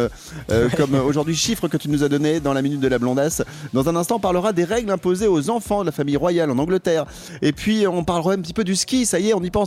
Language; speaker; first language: French; native; French